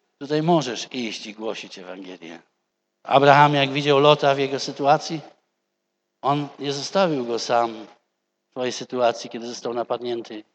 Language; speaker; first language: Polish; native; Polish